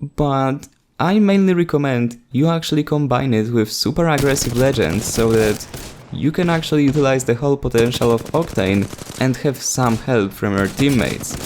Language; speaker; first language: English; non-native, fluent; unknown